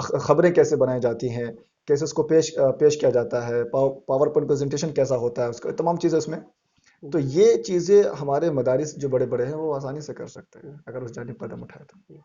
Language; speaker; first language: Urdu; native; Urdu